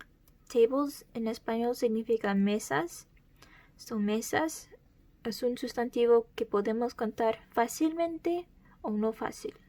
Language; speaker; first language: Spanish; early bilingual, heritage; Spanish